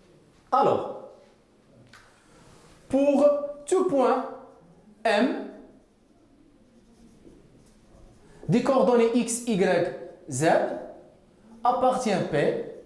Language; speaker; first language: French; non-native, local second language; Arabic